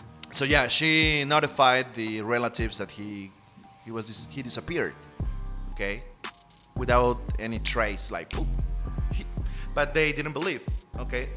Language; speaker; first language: English; non-native, fluent; Spanish